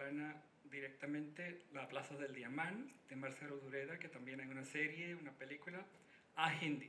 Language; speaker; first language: Spanish; non-native, fluent; Hindi